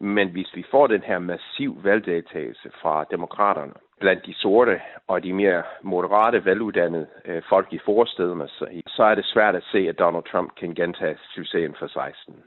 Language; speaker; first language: Danish; non-native, fluent; English